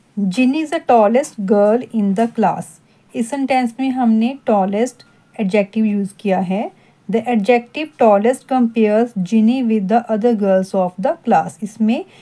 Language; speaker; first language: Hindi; non-native, local second language; Punjabi